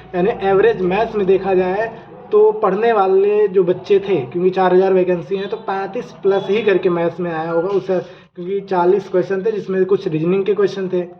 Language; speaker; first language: Hindi; native; Hindi